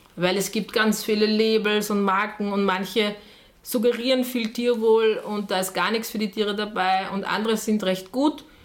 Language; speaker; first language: German; native; German